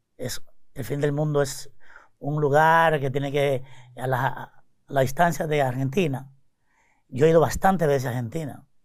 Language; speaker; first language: Spanish; native; Spanish